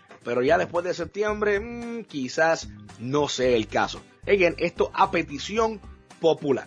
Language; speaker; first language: Spanish; native; Spanish